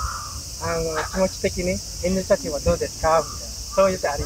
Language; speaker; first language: Japanese; non-native, fluent; Indonesian